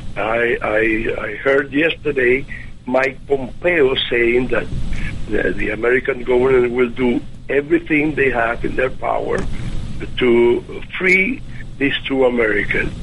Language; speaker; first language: English; non-native, fluent; Spanish